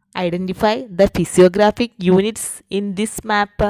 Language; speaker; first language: English; non-native, local second language; Malayalam